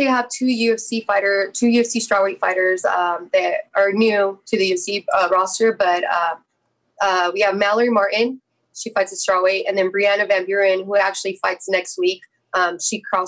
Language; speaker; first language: English; native; English